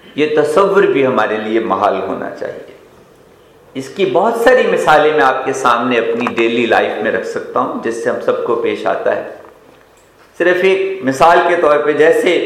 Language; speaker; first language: Urdu; non-native, local second language; Punjabi